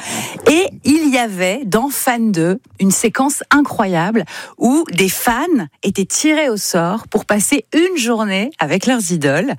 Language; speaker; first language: French; native; French